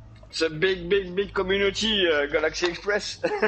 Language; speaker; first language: English; non-native, learner; French